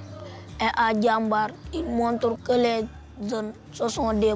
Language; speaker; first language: French; non-native, learner; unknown